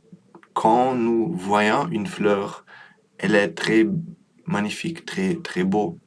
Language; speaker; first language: French; non-native, learner; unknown